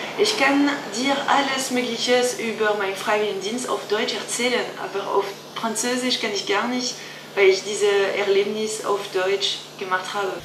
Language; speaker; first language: German; non-native, fluent; French